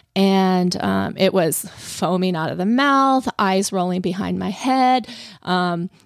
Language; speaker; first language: English; native; English